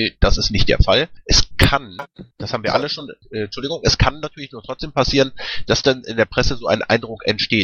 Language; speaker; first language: German; native; German